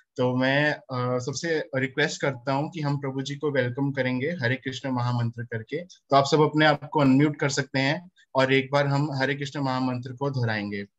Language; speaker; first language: Hindi; native; Hindi